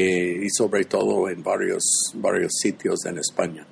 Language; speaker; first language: Spanish; non-native, fluent; English